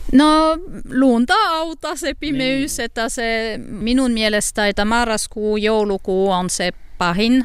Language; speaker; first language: Finnish; non-native, learner; French